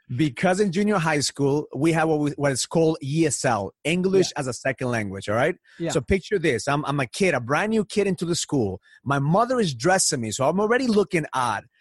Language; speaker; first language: English; early bilingual, other home language; Spanish